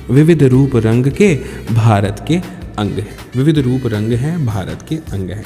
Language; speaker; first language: Hindi; native; Hindi